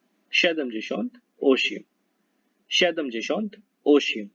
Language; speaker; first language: Polish; non-native, learner; Hindi